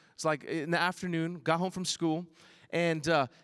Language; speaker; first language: English; early bilingual, other home language; Chinese